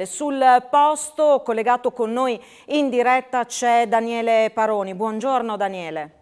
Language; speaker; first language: Italian; native; Italian